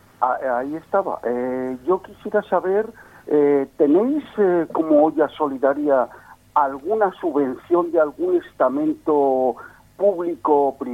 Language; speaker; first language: Spanish; native; Spanish